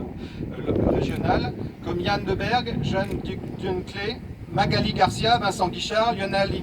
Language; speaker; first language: French; native; French